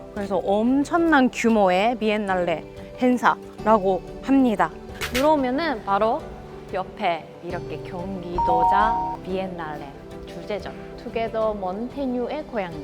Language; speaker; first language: Korean; non-native, fluent; Japanese